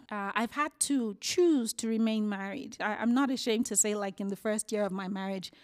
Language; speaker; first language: English; non-native, local second language; Yoruba